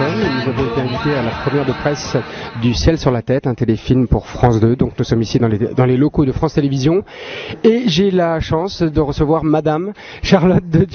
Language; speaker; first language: French; native; French